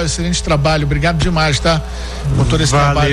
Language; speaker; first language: Portuguese; native; Portuguese